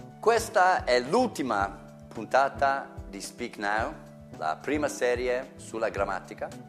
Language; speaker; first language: Italian; non-native, fluent; English